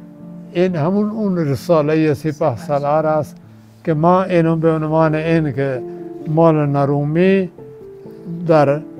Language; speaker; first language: Persian; non-native, fluent; Urdu